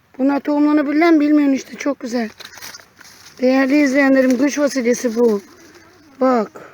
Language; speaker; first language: Turkish; native; Turkish